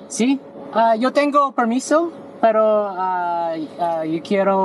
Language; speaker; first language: Spanish; non-native, learner; English